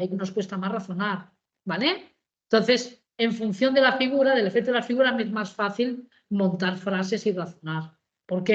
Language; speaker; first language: Spanish; native; Spanish